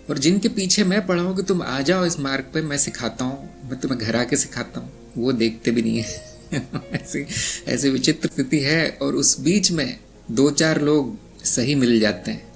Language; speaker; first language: Hindi; native; Hindi